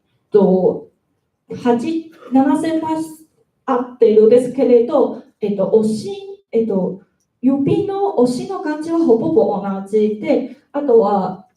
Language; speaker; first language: Japanese; non-native, learner; Chinese